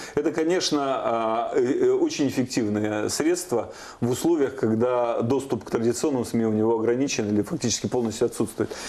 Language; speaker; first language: Russian; native; Russian